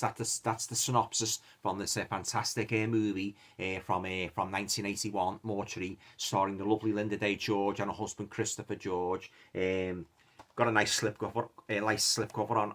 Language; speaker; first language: English; native; English